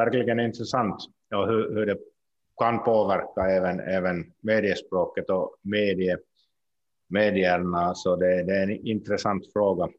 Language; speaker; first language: Swedish; non-native, local second language; Finnish